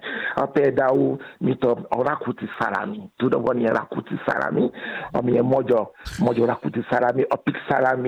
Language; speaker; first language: Hungarian; non-native, fluent; Yoruba